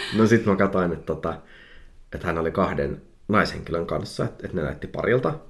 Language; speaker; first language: Finnish; early bilingual, heritage; Finnish